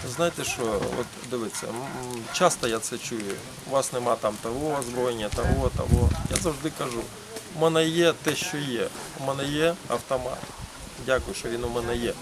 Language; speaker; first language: Ukrainian; early bilingual, heritage; Ukrainian